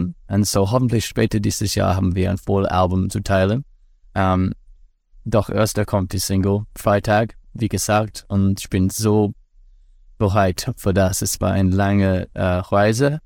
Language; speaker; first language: German; non-native, learner; English